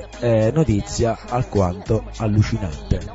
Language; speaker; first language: Italian; native; Italian